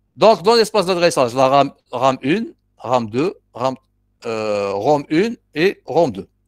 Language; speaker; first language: French; non-native, local second language; Arabic